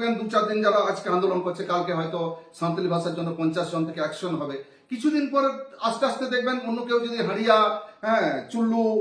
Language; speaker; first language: Bangla; non-native, local second language; Santali